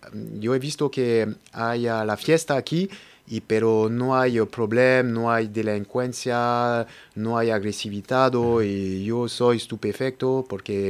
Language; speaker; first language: Spanish; non-native, learner; French